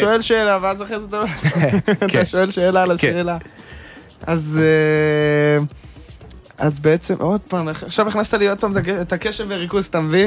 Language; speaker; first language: Hebrew; native; Hebrew